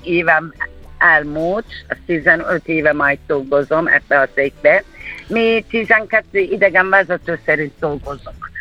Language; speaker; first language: Hungarian; non-native, fluent; Turkish